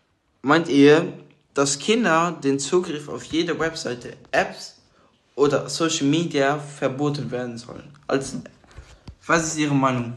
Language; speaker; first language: German; non-native, local second language; Luxembourgish